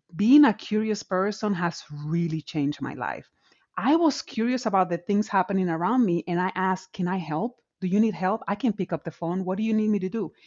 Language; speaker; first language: English; non-native, fluent; Spanish